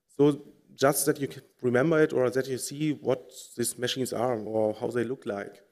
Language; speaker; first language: English; non-native, fluent; German